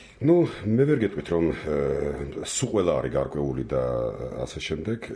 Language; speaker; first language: Georgian; non-native, local second language; Armenian